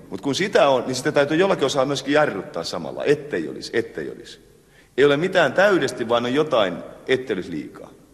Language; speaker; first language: Finnish; native; Finnish